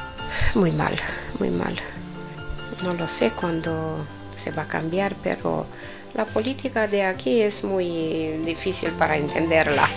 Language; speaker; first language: Spanish; non-native, learner; Romanian